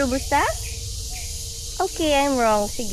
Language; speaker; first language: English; non-native, local second language; Filipino